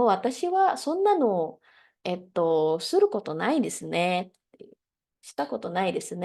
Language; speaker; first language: Japanese; non-native, fluent; Indonesian